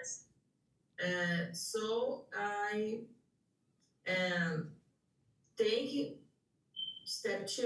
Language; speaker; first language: English; non-native, learner; Portuguese